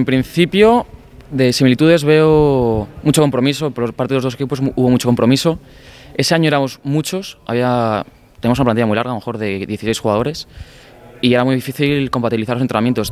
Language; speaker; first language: Spanish; native; Spanish